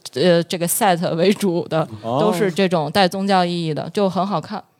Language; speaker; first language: Chinese; native; Chinese